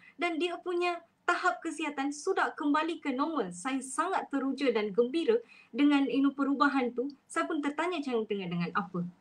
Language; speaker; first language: Malay; non-native, local second language; Tamil